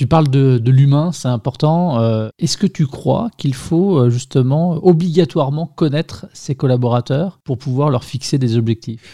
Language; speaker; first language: French; native; French